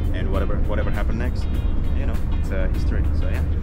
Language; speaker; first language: English; non-native, fluent; Indonesian